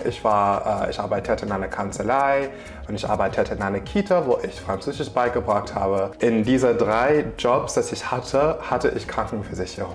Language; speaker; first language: German; non-native, fluent; English